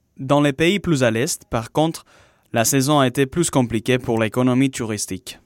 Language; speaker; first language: French; non-native, fluent; Spanish